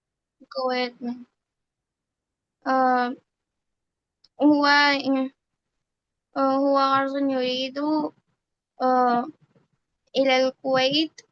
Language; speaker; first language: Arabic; non-native, learner; Urdu